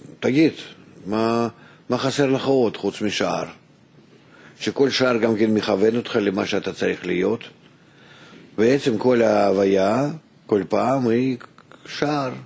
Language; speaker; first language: Hebrew; non-native, fluent; Russian